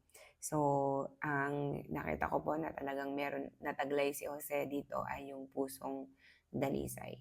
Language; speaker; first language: Filipino; native; Filipino